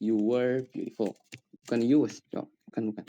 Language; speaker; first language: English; non-native, learner; Indonesian